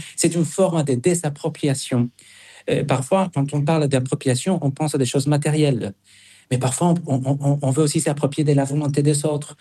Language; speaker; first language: French; non-native, fluent; Spanish